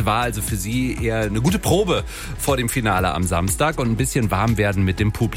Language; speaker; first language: German; native; German